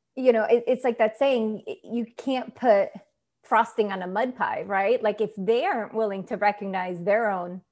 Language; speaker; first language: English; non-native, fluent; Italian